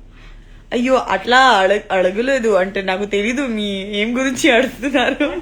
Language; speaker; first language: Telugu; non-native, local second language; Gujarati